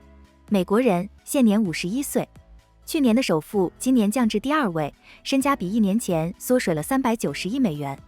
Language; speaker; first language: Chinese; native; Chinese